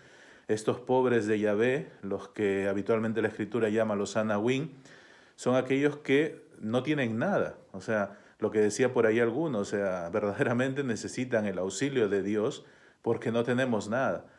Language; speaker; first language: Spanish; native; Spanish